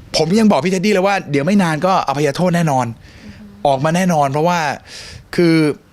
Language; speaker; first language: Thai; early bilingual, heritage; Thai